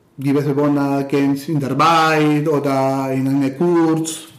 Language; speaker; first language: German; non-native, learner; Spanish